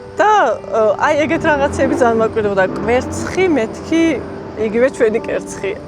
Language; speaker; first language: Georgian; early bilingual, heritage; Georgian